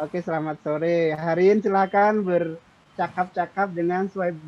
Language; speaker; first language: Indonesian; native; Indonesian